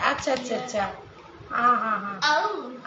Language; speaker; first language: Hindi; non-native, local second language; Bangla